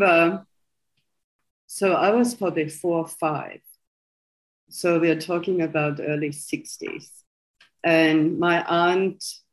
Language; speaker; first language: English; non-native, fluent; German